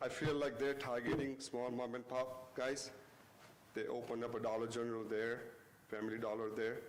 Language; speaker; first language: English; non-native, local second language; Gujarati